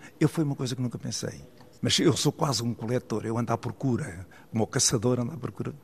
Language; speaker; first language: Portuguese; native; Portuguese